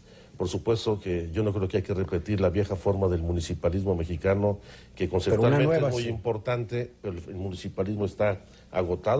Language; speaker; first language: Spanish; native; Spanish